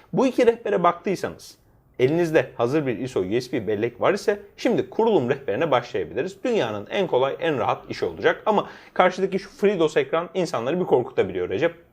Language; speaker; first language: Turkish; native; Turkish